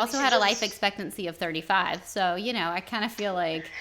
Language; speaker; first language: English; native; English